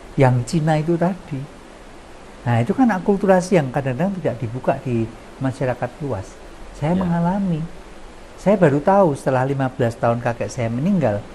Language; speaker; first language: Indonesian; non-native, local second language; Javanese